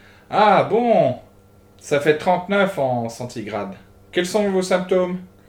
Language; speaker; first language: French; native; French